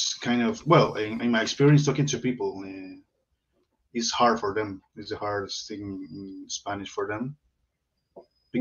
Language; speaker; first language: English; non-native, learner; Spanish